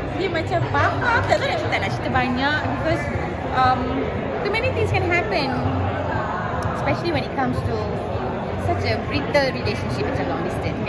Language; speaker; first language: Malay; native; Malay